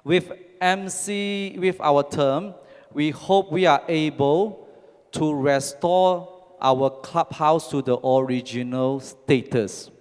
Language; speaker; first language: English; non-native, local second language; Chinese